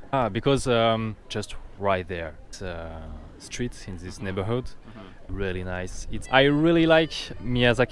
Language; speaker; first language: English; non-native, learner; French